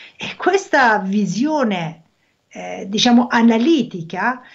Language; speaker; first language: Italian; non-native, fluent; Persian